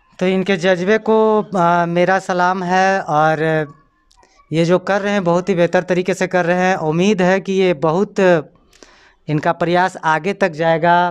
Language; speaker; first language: Hindi; native; Hindi